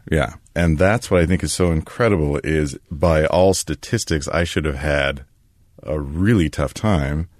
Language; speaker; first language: English; native; English